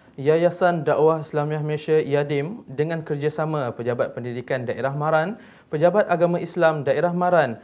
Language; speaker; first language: Malay; native; Malay